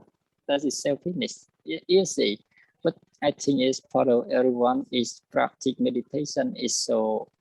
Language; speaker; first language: English; non-native, learner; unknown